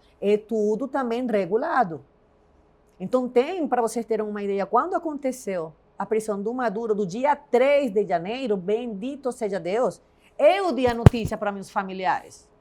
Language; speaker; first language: Portuguese; non-native, fluent; Spanish